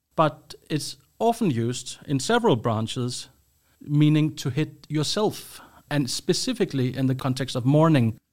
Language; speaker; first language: English; non-native, fluent; Danish